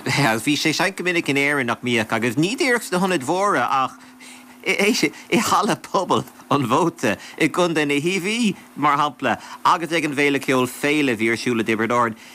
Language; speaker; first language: Irish; native; Irish